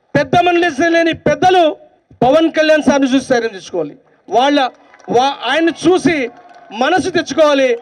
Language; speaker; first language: Telugu; native; Telugu